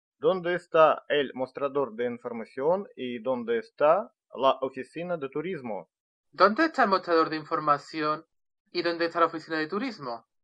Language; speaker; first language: Spanish; non-native, learner; Russian